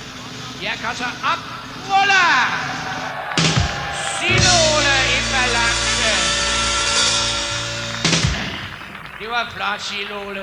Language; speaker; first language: Danish; native; Danish